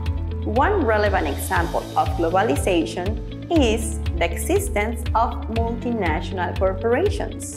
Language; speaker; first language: English; non-native, fluent; Spanish